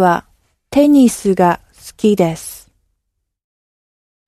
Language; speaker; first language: Japanese; non-native, learner; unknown